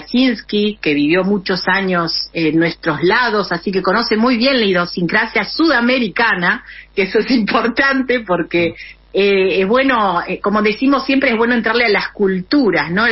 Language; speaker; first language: Spanish; native; Spanish